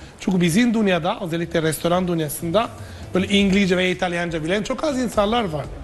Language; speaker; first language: Turkish; non-native, fluent; Italian